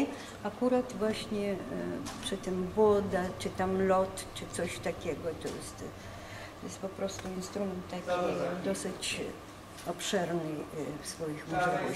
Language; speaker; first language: Polish; non-native, learner; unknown